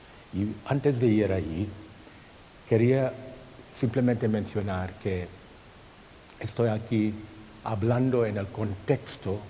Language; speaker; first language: Spanish; non-native, fluent; Thai